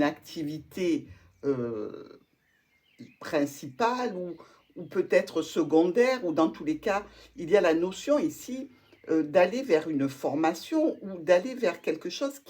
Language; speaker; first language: French; native; French